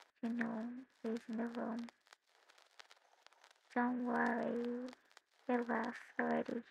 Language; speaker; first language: English; non-native, learner; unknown